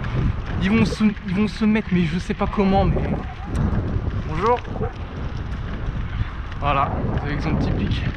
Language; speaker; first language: French; native; French